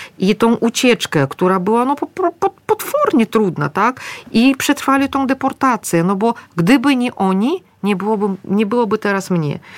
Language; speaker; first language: Polish; early bilingual, other home language; Russian